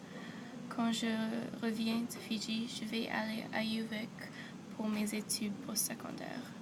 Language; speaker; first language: French; non-native, local second language; English